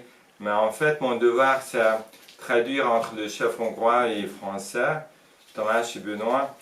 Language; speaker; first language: French; non-native, fluent; Hungarian